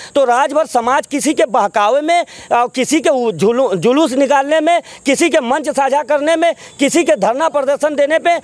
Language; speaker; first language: Hindi; native; Hindi